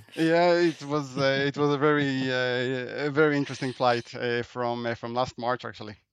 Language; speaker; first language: English; non-native, fluent; Hebrew